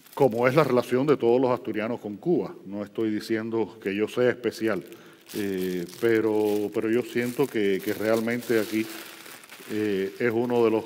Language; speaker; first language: Spanish; native; Spanish